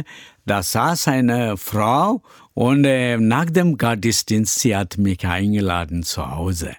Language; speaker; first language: German; non-native, learner; Tamil